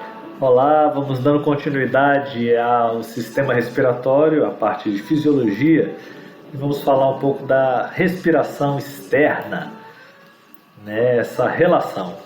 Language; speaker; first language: Portuguese; native; Portuguese